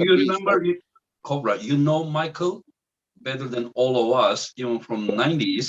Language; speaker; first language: English; non-native, fluent; Turkish